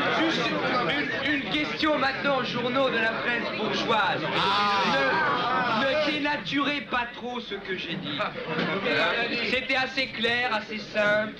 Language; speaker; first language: French; early bilingual, other home language; German